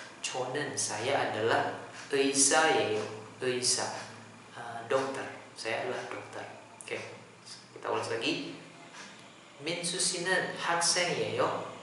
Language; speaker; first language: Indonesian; native; Indonesian